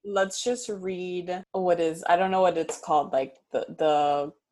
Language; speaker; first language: English; early bilingual, other home language; Spanish